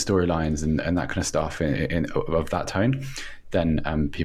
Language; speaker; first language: English; native; English